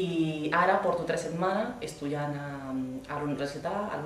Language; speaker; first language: Catalan; non-native, fluent; Italian